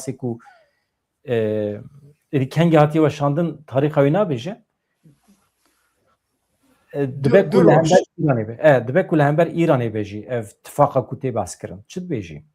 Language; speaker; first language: Kurdish; native; Kurdish